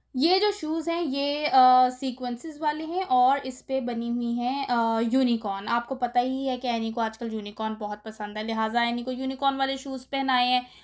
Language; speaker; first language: Urdu; native; Urdu